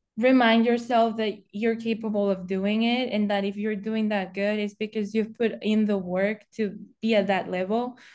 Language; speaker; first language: English; non-native, fluent; Spanish